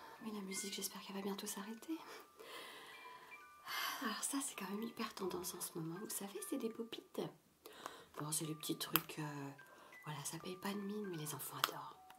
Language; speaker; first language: French; native; French